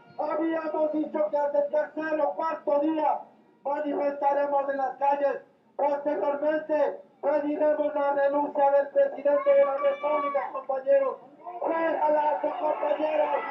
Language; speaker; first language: Spanish; native; Spanish